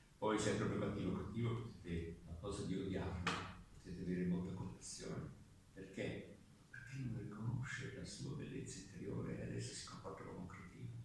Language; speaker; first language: Italian; non-native, local second language; German